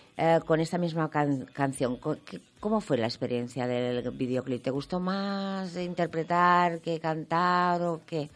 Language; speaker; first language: Spanish; non-native, local second language; Catalan